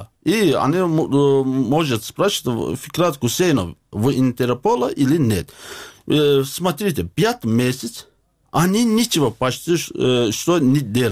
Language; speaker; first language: Russian; non-native, learner; Azerbaijani